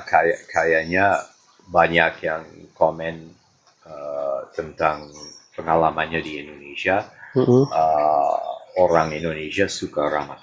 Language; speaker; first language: Indonesian; non-native, fluent; English